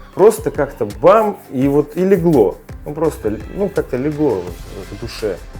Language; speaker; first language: Russian; native; Russian